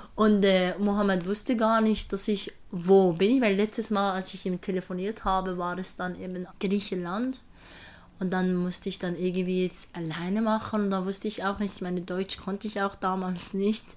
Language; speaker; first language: German; non-native, fluent; Arabic